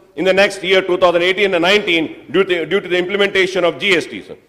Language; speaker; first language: English; non-native, local second language; Urdu